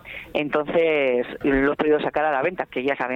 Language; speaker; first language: Spanish; native; Spanish